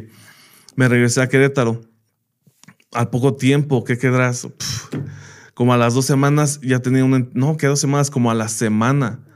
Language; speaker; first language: Spanish; early bilingual, heritage; Spanish